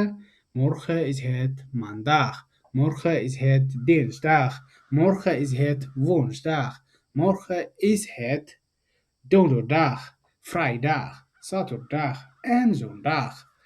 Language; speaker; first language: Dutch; non-native, fluent; Tigrinya